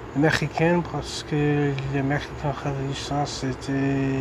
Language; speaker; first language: French; non-native, learner; English